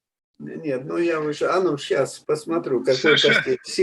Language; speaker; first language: Russian; native; Russian